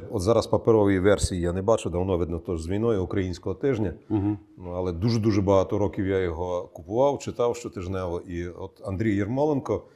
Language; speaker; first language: Ukrainian; native; Ukrainian